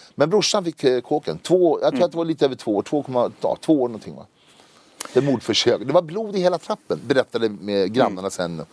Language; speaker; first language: Swedish; native; Swedish